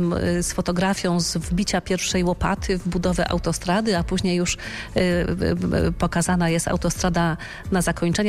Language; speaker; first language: Polish; native; Polish